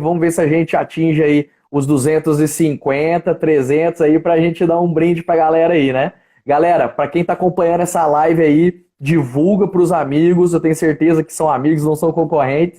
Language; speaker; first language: Portuguese; native; Portuguese